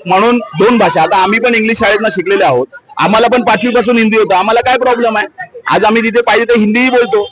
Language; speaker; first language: Marathi; native; Marathi